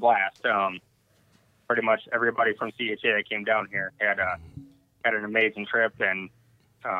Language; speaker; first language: English; native; English